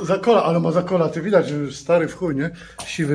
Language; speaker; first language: Polish; native; Polish